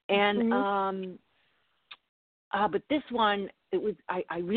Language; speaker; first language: English; native; English